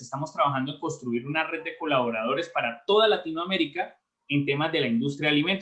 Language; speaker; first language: Spanish; native; Spanish